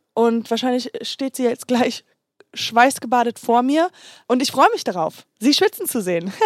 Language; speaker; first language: German; native; German